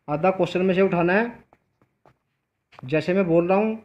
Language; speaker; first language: Hindi; non-native, local second language; Punjabi